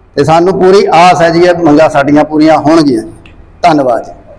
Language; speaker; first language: Punjabi; native; Punjabi